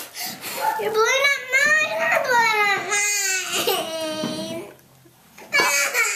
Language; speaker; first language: English; native; English